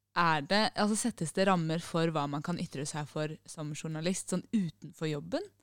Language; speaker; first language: Norwegian; early bilingual, other home language; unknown